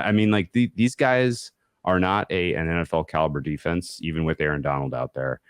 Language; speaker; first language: English; native; English